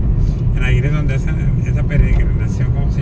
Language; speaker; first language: Spanish; native; Spanish